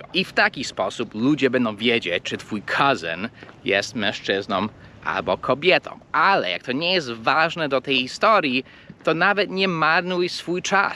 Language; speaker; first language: Polish; non-native, fluent; English